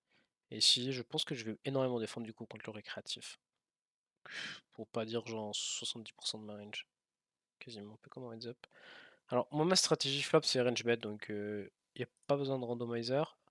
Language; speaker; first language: French; native; French